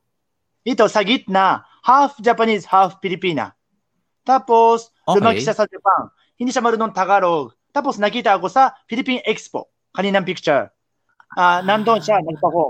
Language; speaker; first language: Filipino; non-native, learner; Japanese